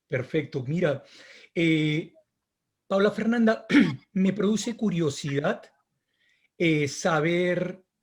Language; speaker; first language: Spanish; native; Spanish